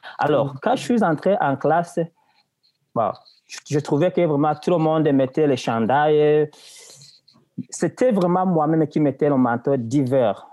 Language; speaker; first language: French; non-native, local second language; Rundi